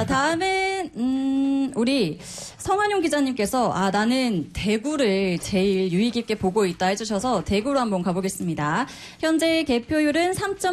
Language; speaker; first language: Korean; native; Korean